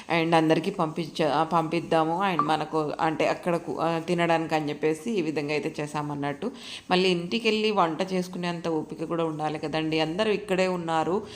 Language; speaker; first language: Telugu; native; Telugu